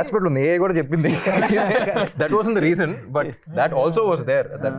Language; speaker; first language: Telugu; native; Telugu